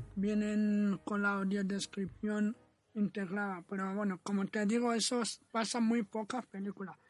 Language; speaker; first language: Spanish; non-native, fluent; Arabic